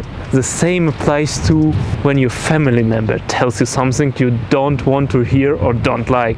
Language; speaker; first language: English; non-native, fluent; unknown